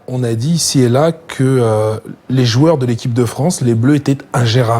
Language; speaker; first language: French; native; French